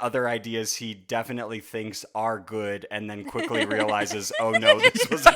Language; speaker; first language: English; native; English